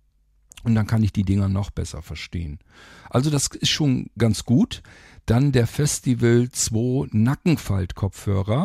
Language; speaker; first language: German; native; German